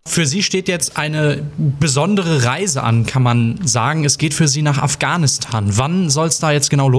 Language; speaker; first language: German; native; German